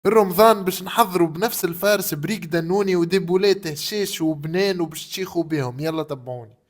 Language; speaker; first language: Arabic; native; Arabic